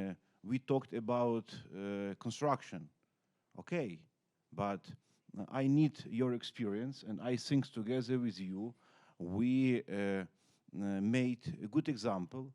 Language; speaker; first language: English; non-native, learner; Ukrainian